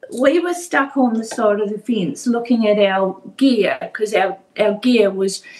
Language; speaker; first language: English; native; English